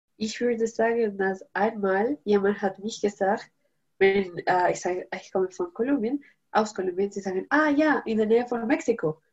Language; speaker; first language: German; non-native, learner; Spanish